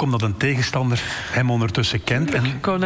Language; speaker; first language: Dutch; native; Dutch